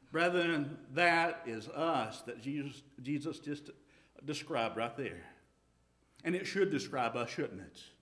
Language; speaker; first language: English; native; English